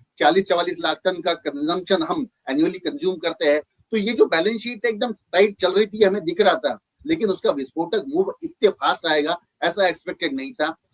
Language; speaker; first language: Hindi; native; Hindi